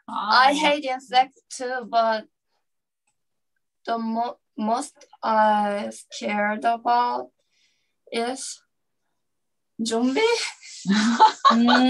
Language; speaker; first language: English; non-native, learner; Korean